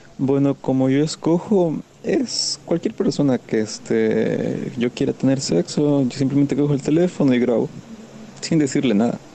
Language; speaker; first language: Spanish; native; Spanish